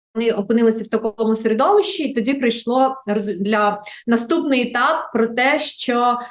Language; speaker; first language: Ukrainian; native; Ukrainian